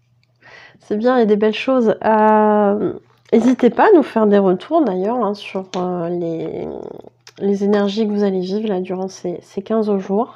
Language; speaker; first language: French; native; French